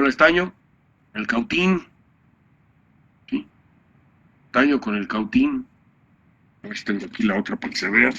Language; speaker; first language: Spanish; native; Spanish